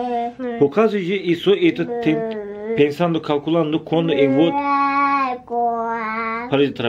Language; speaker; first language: Portuguese; non-native, learner; Turkish